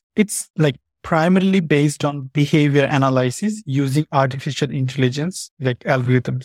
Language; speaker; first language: English; non-native, fluent; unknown